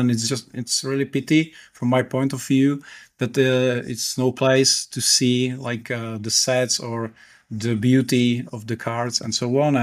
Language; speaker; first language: English; non-native, fluent; Czech